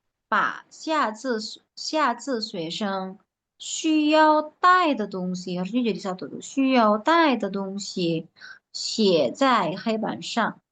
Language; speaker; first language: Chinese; non-native, fluent; Indonesian